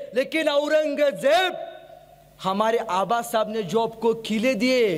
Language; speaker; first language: Hindi; non-native, local second language; Marathi